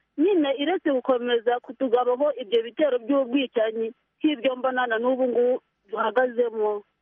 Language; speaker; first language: Kinyarwanda; early bilingual, heritage; Kinyarwanda